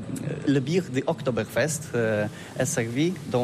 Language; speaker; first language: French; non-native, learner; Polish